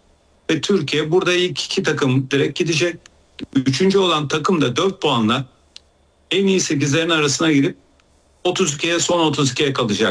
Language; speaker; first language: Turkish; native; Turkish